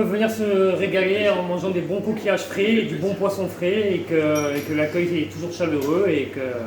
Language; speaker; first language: French; native; French